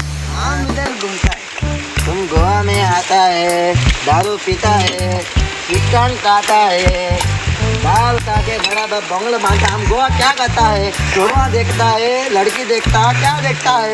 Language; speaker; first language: Hindi; non-native, local second language; Konkani